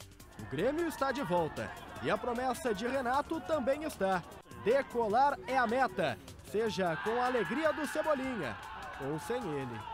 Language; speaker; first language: Portuguese; native; Portuguese